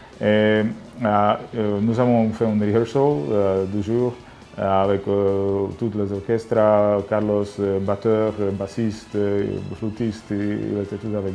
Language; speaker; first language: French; non-native, learner; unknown